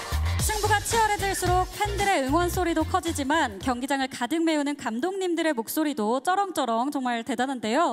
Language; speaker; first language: Korean; native; Korean